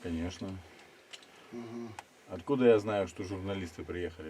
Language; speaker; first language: Russian; native; Russian